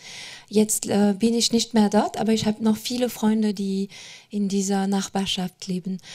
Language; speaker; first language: German; non-native, fluent; French